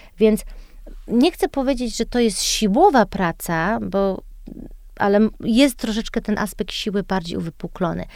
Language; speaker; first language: Polish; early bilingual, heritage; Polish